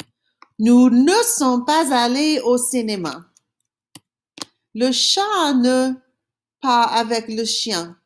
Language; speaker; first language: French; non-native, fluent; English